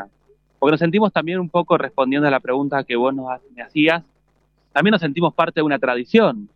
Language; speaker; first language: Spanish; native; Spanish